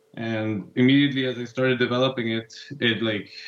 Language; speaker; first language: English; non-native, fluent; Spanish